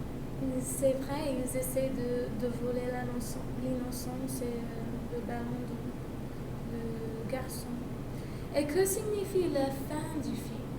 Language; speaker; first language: French; non-native, learner; English